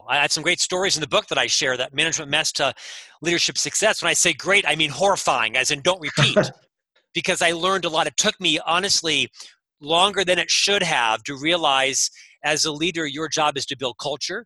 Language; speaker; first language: English; native; English